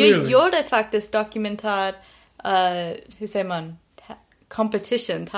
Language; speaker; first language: Swedish; non-native, learner; English